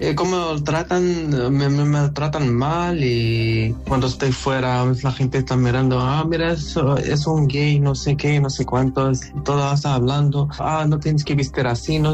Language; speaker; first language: Spanish; non-native, learner; Arabic